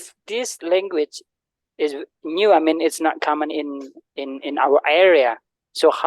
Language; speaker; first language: English; non-native, learner; Indonesian